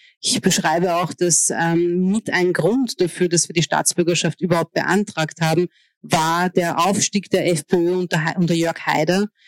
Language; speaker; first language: German; early bilingual, other home language; Hungarian